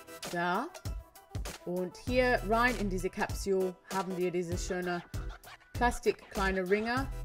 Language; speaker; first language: German; non-native, learner; English